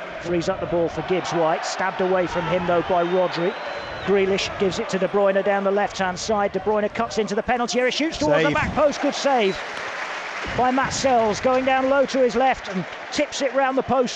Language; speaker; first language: English; native; English